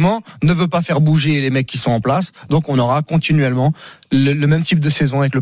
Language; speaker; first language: French; native; French